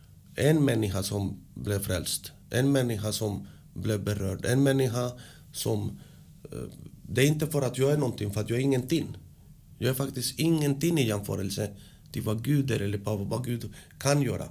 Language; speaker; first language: Swedish; early bilingual, other home language; Spanish